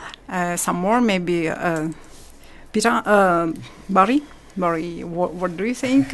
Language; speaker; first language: English; non-native, learner; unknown